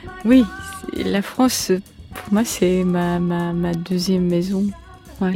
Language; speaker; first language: French; non-native, fluent; Korean